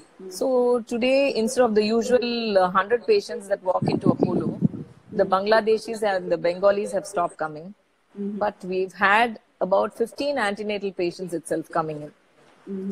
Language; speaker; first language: English; non-native, local second language; Tamil